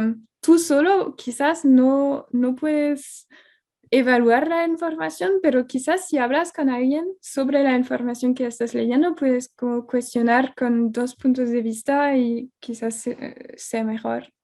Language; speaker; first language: Spanish; non-native, fluent; French